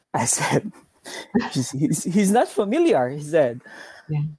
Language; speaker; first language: English; non-native, local second language; Cebuano